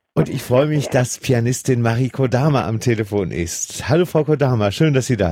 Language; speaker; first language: German; native; German